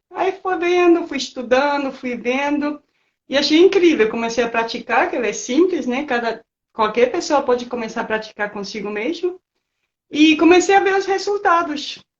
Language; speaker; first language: Portuguese; non-native, fluent; Spanish